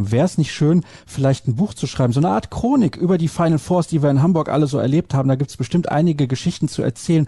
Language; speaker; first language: German; native; German